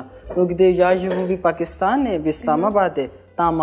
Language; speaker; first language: Russian; non-native, learner; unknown